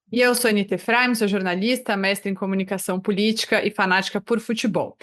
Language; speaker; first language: Portuguese; native; Portuguese